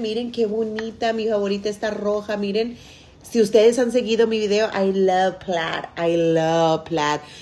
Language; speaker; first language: Spanish; early bilingual, heritage; Spanish